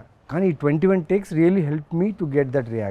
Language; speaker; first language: Telugu; native; Telugu